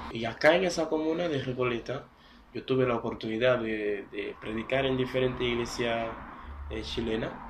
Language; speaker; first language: Spanish; non-native, fluent; Haitian Creole